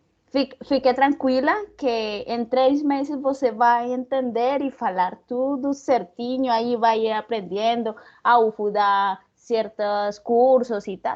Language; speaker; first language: Portuguese; non-native, learner; Spanish